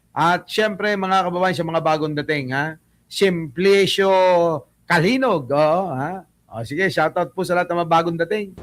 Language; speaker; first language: Filipino; non-native, local second language; Iloko